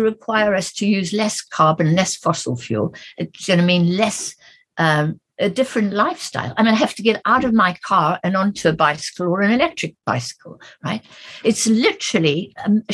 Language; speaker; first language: English; native; English